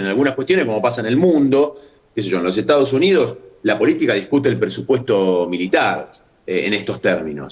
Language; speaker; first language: Spanish; native; Spanish